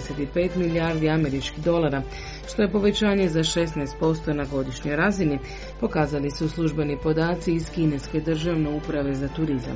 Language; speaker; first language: Croatian; native; Croatian